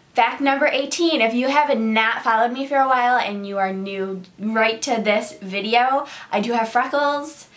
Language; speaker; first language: English; native; English